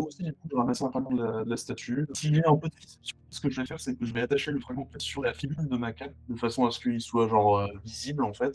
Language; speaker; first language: French; native; French